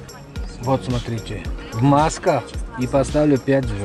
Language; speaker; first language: Russian; non-native, local second language; Uzbek